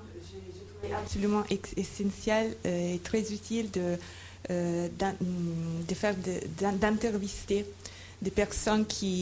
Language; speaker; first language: French; non-native, fluent; Italian